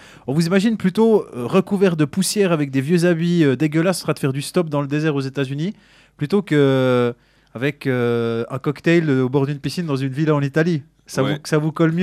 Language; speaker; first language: French; native; French